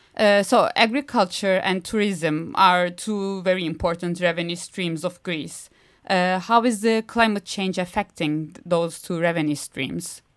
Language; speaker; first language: English; non-native, fluent; Turkish